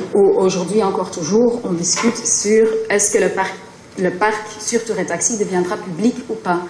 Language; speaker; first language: French; non-native, local second language; Dutch